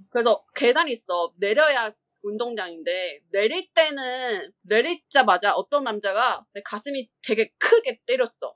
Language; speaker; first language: Korean; non-native, learner; Chinese